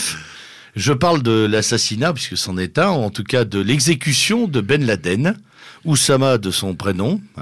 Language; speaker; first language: French; native; French